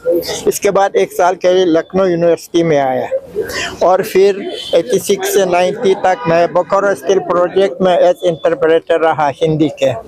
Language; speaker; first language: Hindi; non-native, fluent; Uzbek